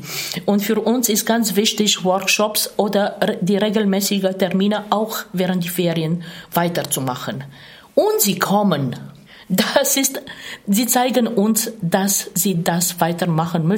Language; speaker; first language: German; non-native, fluent; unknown